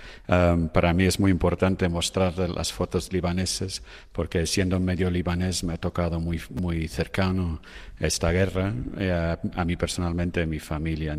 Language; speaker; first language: Spanish; non-native, fluent; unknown